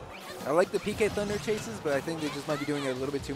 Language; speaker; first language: English; native; English